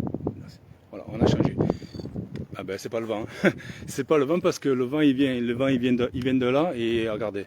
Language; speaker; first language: French; native; French